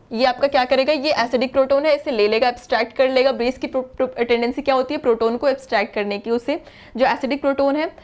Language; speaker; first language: Hindi; native; Hindi